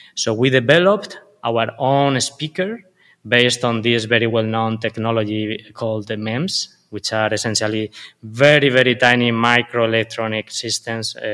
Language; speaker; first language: English; non-native, fluent; Spanish